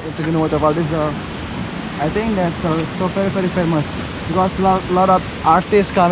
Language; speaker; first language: English; non-native, learner; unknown